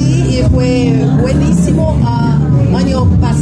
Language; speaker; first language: Spanish; non-native, fluent; Portuguese